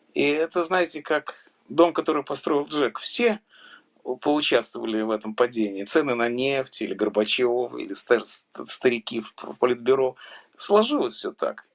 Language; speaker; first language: Russian; native; Russian